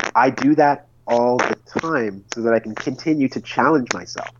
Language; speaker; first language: English; native; English